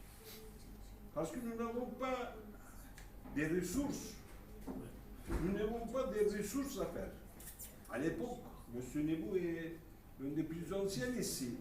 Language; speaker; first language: French; non-native, fluent; Turkish